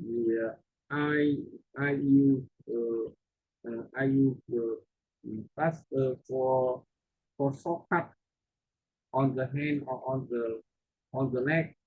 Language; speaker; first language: English; non-native, learner; Vietnamese